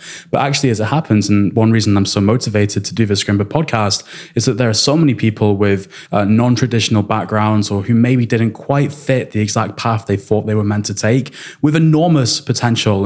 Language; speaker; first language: English; native; English